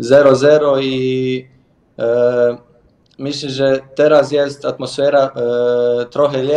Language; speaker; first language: Polish; non-native, learner; Bosnian